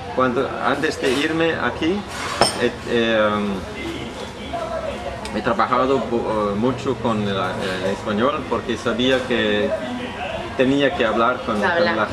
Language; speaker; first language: Spanish; non-native, learner; Danish